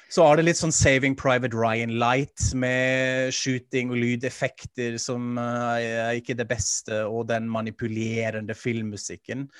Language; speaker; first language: Norwegian; non-native, fluent; German